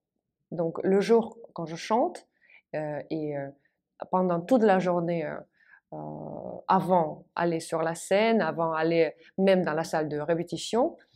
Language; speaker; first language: French; non-native, fluent; Russian